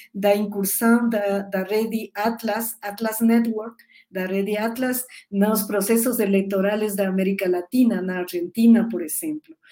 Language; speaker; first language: Portuguese; non-native, learner; Spanish